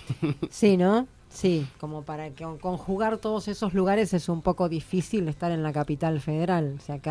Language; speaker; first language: Spanish; native; Spanish